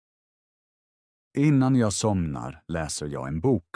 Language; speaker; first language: Swedish; non-native, fluent; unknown